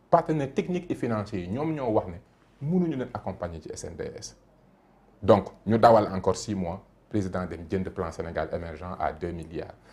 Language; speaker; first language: French; non-native, local second language; Wolof